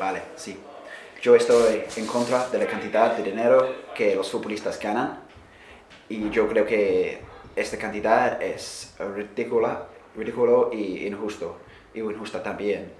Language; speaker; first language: Spanish; non-native, fluent; English